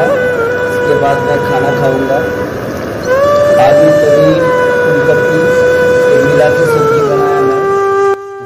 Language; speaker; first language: Hindi; non-native, local second language; Bangla